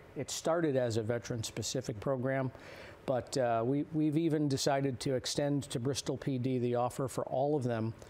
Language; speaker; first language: English; native; English